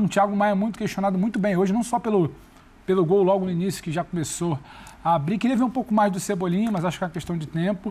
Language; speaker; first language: Portuguese; native; Portuguese